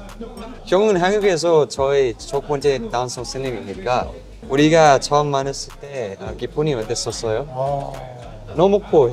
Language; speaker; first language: Korean; non-native, learner; Thai